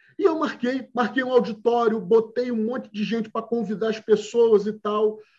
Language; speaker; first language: Portuguese; native; Portuguese